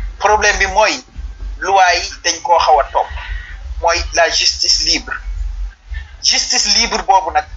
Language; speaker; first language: Wolof; non-native, local second language; Serer